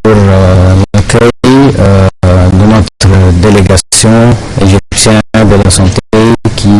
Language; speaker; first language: French; non-native, fluent; Arabic